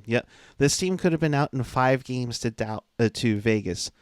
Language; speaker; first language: English; native; English